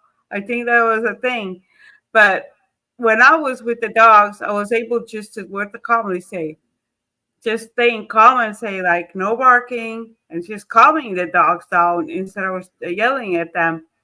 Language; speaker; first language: English; non-native, fluent; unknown